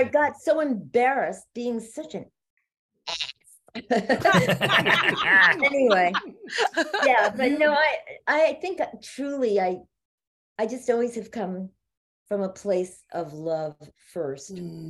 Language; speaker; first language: English; native; English